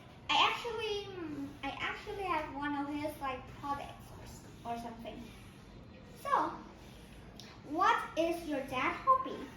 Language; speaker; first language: English; non-native, fluent; Vietnamese